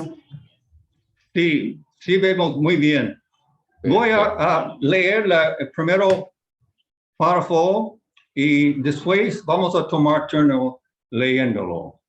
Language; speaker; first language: Spanish; non-native, fluent; Japanese